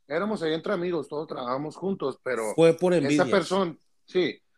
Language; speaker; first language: Spanish; early bilingual, heritage; Spanish